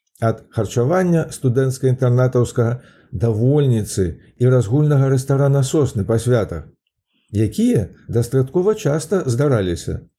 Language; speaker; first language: Belarusian; native; Belarusian